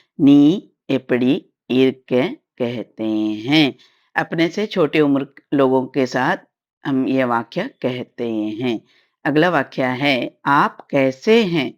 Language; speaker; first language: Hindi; non-native, local second language; Tamil